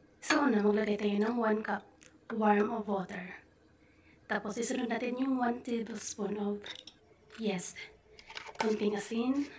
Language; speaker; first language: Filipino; non-native, local second language; Cebuano